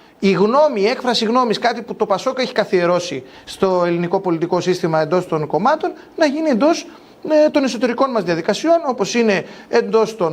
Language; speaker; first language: Greek; native; Greek